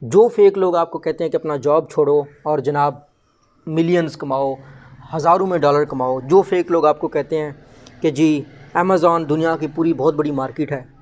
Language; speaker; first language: Urdu; non-native, local second language; Baluchi